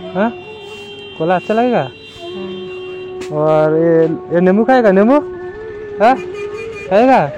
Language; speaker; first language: Hindi; non-native, local second language; Bangla